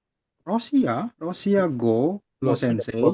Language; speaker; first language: Japanese; non-native, learner; Indonesian